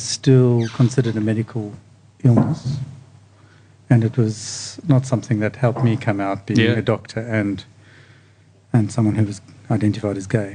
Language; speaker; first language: English; native; English